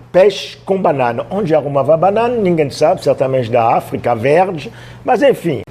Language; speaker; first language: Portuguese; non-native, fluent; French